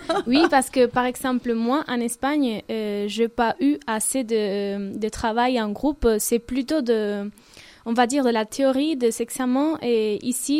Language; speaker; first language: French; non-native, fluent; Spanish